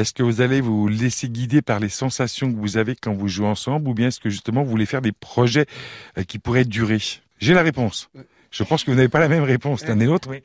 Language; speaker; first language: French; native; French